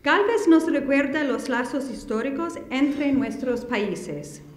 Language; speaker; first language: Spanish; non-native, fluent; English